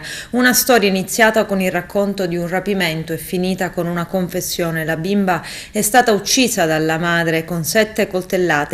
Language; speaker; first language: Italian; native; Italian